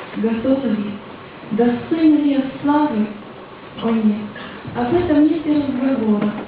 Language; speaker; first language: Russian; non-native, local second language; Ukrainian